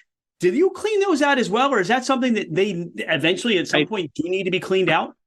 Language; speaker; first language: English; native; English